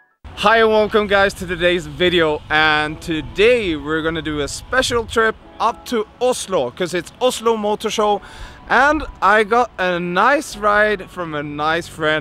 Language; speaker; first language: English; non-native, fluent; Swedish